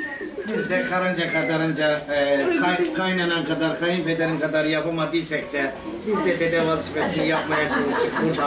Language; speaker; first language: Turkish; native; Turkish